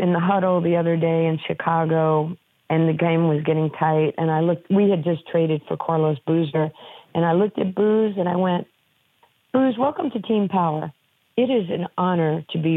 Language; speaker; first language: English; native; English